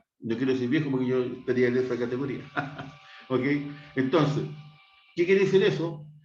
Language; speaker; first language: Spanish; native; Spanish